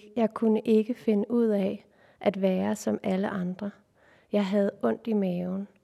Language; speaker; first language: Danish; native; Danish